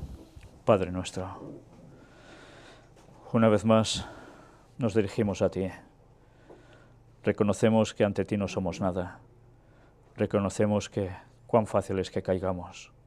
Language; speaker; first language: Spanish; native; Spanish